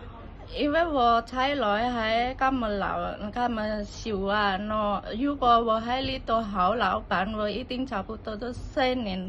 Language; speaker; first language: Chinese; non-native, learner; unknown